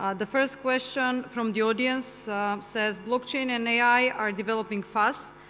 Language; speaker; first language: English; non-native, fluent; Macedonian